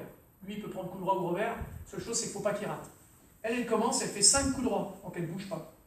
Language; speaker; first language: French; native; French